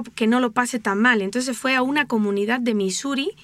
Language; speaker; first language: Spanish; native; Spanish